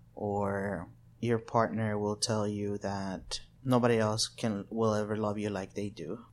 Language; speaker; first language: English; non-native, fluent; Spanish